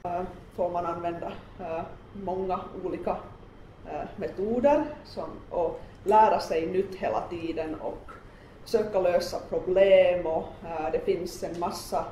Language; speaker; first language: Swedish; non-native, local second language; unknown